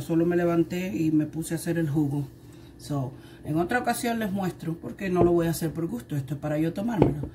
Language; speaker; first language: Spanish; native; Spanish